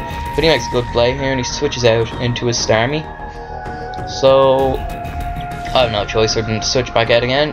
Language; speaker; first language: English; native; English